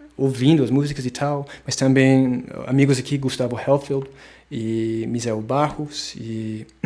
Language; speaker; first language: Portuguese; non-native, fluent; English